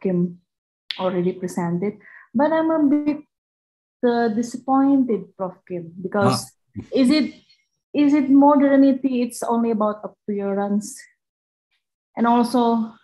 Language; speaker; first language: English; non-native, fluent; Indonesian